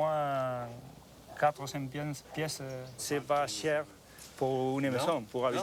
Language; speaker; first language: French; non-native, fluent; Spanish